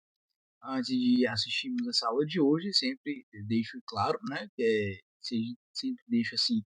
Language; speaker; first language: Portuguese; native; Portuguese